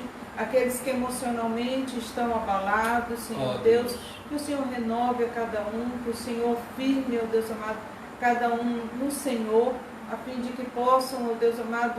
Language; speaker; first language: Portuguese; native; Portuguese